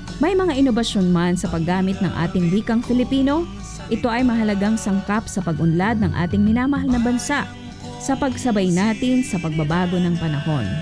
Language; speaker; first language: Filipino; non-native, local second language; Bikol